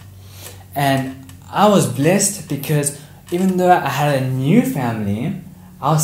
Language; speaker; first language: English; native; English